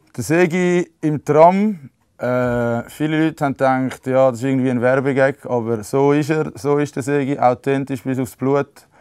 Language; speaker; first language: German; native; German